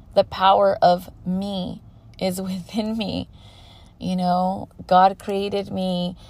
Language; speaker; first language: English; early bilingual, other home language; Spanish